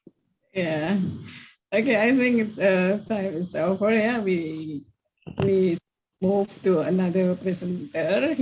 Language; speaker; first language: English; non-native, learner; Indonesian